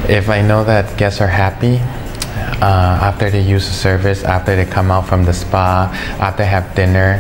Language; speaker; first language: English; early bilingual, other home language; Thai